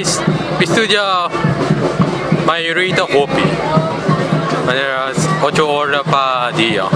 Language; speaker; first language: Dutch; non-native, learner; Papiamento